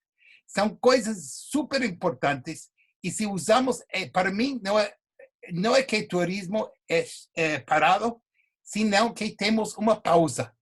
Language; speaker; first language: Portuguese; non-native, fluent; English